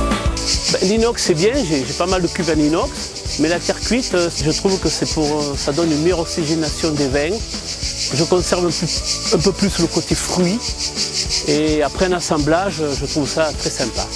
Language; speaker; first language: French; native; French